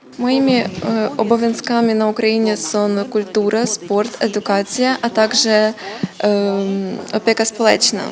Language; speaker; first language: Ukrainian; non-native, learner; Polish